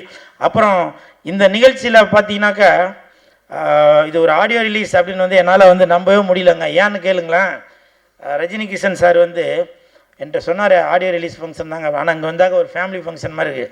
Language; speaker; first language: Tamil; native; Tamil